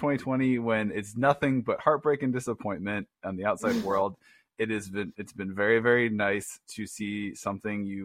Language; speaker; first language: English; native; English